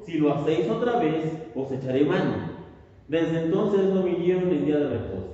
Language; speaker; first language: Spanish; native; Spanish